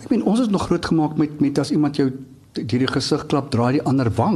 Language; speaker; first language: Afrikaans; native; Afrikaans